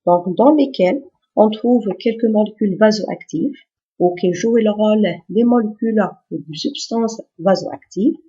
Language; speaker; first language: French; non-native, local second language; Arabic